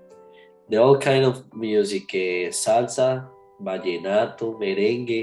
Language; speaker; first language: English; non-native, learner; Spanish